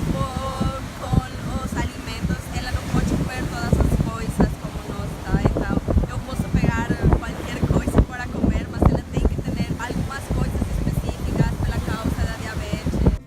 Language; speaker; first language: Portuguese; non-native, fluent; Spanish